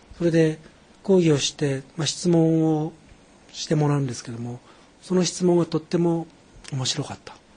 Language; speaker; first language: Japanese; native; Japanese